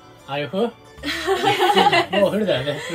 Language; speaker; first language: Japanese; native; Japanese